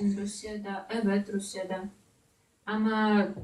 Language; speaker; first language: Turkish; non-native, learner; Russian